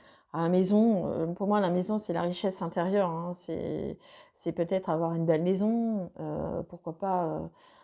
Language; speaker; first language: French; native; French